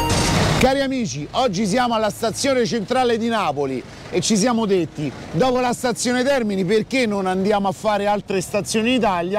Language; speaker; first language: Italian; native; Italian